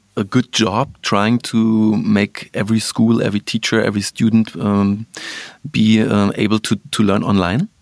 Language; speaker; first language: English; non-native, fluent; German